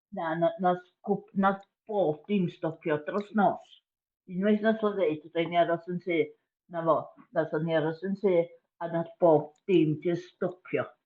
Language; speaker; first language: Welsh; native; Welsh